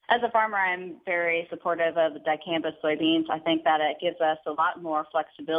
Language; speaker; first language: English; native; English